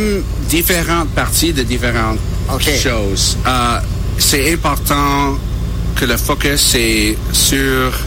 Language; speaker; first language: French; non-native, learner; English